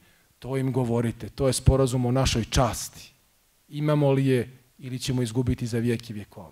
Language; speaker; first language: Croatian; native; Croatian